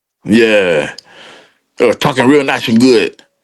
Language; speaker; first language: English; native; English